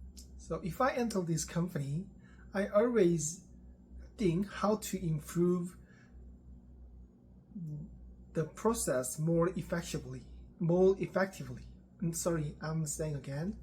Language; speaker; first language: English; non-native, learner; Korean